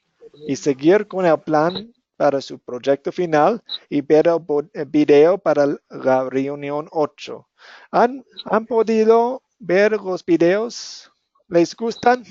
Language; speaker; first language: Spanish; non-native, fluent; English